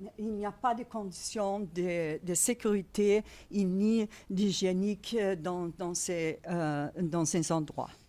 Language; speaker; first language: French; non-native, fluent; Portuguese